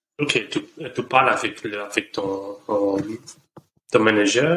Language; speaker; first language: French; non-native, learner; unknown